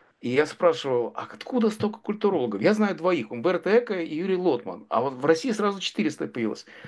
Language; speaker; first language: Russian; native; Russian